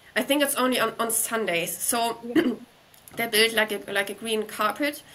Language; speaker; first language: English; non-native, fluent; German